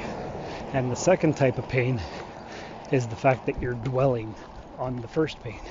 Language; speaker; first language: English; native; English